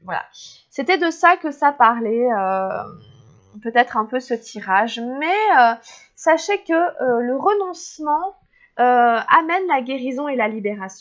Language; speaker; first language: French; native; French